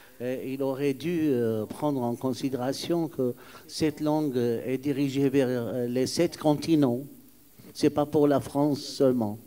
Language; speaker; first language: French; non-native, fluent; Arabic